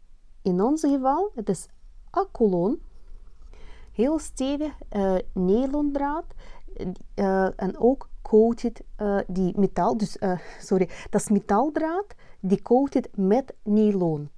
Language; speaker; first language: Dutch; non-native, learner; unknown